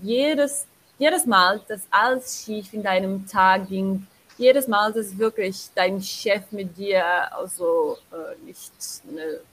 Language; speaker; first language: German; non-native, learner; Portuguese